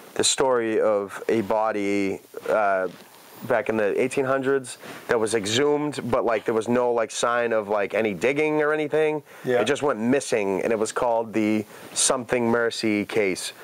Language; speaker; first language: English; native; English